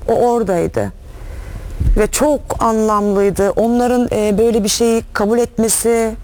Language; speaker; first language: Turkish; native; Turkish